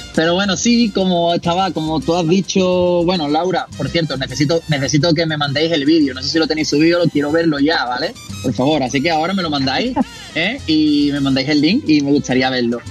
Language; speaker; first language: Spanish; native; Spanish